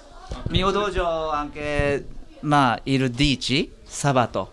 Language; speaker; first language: Italian; non-native, learner; Japanese